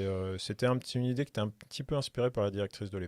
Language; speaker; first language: French; native; French